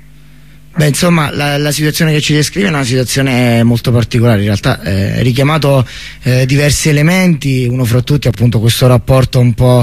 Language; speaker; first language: Italian; native; Italian